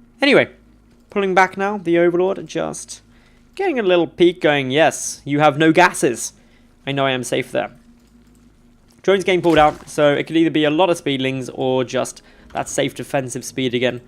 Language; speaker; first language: English; native; English